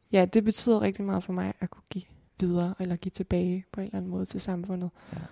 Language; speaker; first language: Danish; native; Danish